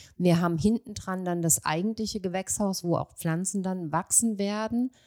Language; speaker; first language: German; native; German